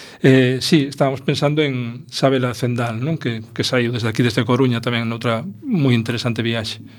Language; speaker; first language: Galician; non-native, local second language; Spanish